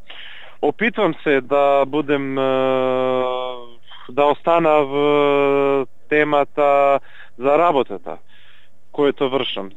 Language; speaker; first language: Bulgarian; non-native, learner; Serbian